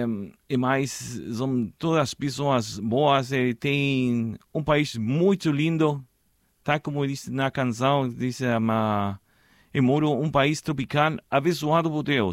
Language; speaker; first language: Portuguese; non-native, learner; Spanish